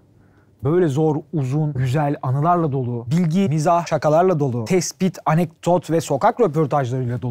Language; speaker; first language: Turkish; native; Turkish